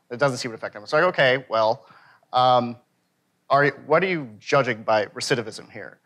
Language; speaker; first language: English; native; English